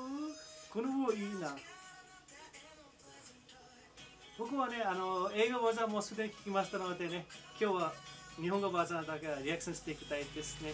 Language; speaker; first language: Japanese; non-native, fluent; Nepali